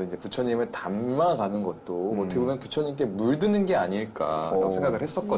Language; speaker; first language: Korean; native; Korean